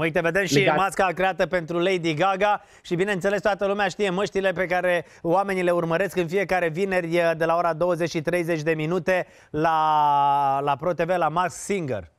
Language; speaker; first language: Romanian; native; Romanian